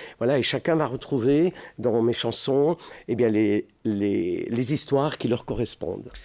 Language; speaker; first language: French; early bilingual, other home language; Italian